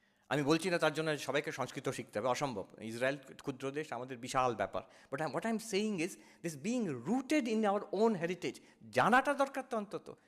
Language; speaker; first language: English; non-native, local second language; Bangla